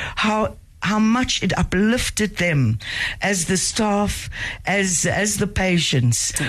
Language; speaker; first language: English; native; English